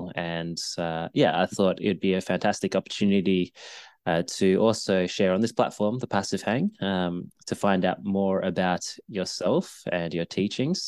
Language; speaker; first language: English; native; English